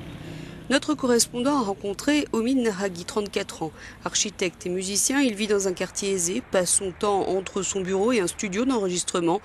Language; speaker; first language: French; native; French